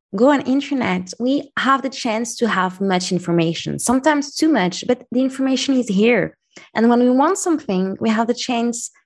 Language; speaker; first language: English; non-native, fluent; Arabic